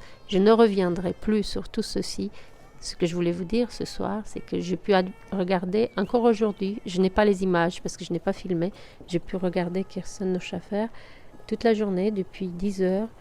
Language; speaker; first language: French; native; French